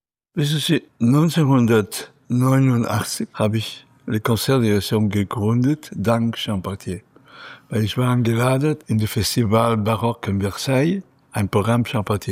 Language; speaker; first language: German; non-native, fluent; Catalan